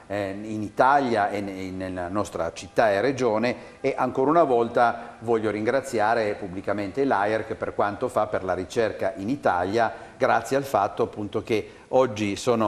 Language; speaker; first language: Italian; native; Italian